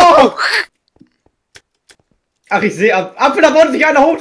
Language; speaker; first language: German; native; German